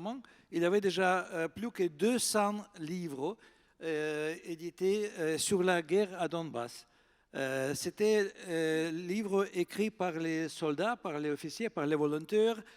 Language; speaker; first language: French; non-native, fluent; Russian